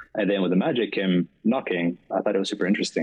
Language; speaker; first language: English; non-native, fluent; French